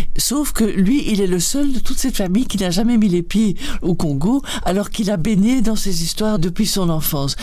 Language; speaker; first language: French; native; French